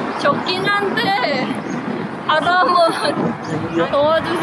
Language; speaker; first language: Korean; non-native, learner; Thai